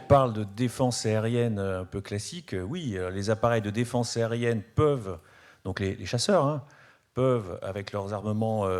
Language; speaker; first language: French; native; French